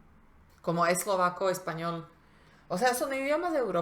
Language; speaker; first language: Spanish; non-native, fluent; Slovak